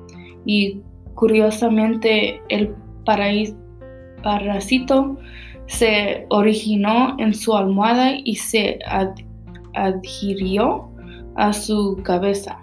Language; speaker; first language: Spanish; early bilingual, heritage; Spanish